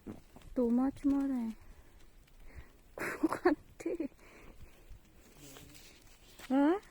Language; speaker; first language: English; non-native, local second language; Filipino